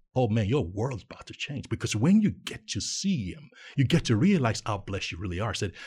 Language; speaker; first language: English; non-native, local second language; Yoruba